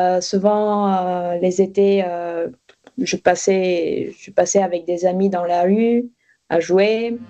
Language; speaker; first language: French; non-native, fluent; Bulgarian